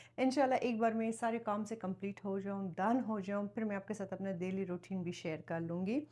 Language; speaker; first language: Urdu; non-native, fluent; Persian